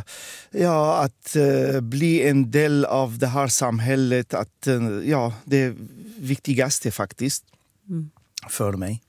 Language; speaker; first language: Swedish; non-native, fluent; Arabic